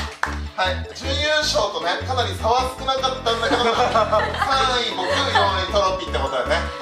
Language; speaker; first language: Japanese; native; Japanese